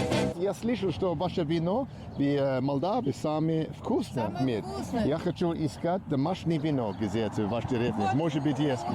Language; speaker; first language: Russian; non-native, learner; English